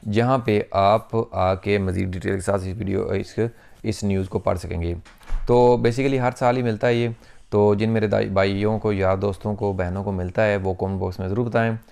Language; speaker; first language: Urdu; non-native, local second language; Punjabi